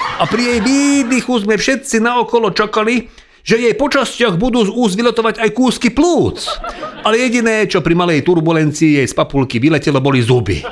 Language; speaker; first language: Slovak; non-native, local second language; Hungarian